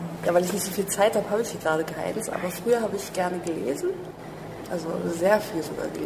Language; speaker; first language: German; early bilingual, other home language; Greek